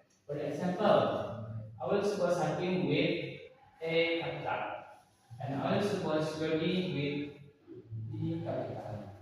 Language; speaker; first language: English; non-native, learner; Indonesian